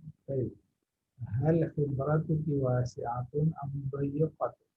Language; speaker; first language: Arabic; non-native, fluent; Indonesian